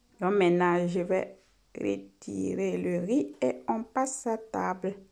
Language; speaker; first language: French; non-native, local second language; Mossi